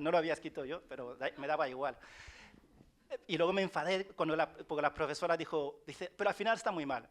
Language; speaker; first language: Spanish; early bilingual, other home language; Chinese